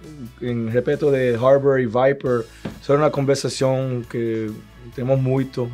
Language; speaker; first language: Portuguese; non-native, learner; Spanish